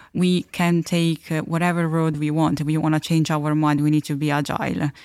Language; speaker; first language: English; non-native, fluent; Italian